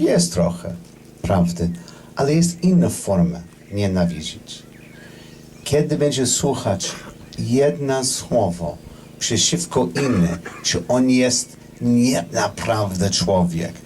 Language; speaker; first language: Polish; non-native, learner; English